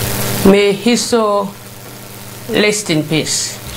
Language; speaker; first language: English; non-native, local second language; Nyanja